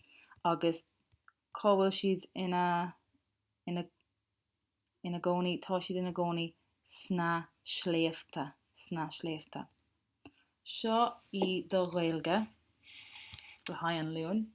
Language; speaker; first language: Irish; non-native, local second language; English